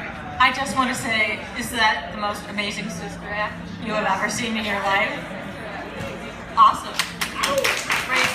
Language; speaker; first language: English; native; English